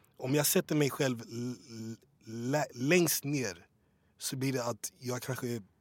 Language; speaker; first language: Swedish; early bilingual, other home language; English